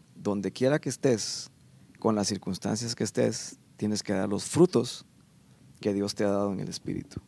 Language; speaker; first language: Spanish; native; Spanish